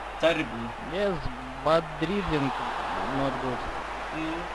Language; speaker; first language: English; non-native, learner; Polish